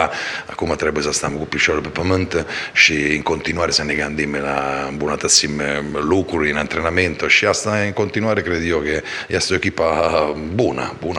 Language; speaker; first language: Romanian; non-native, fluent; Italian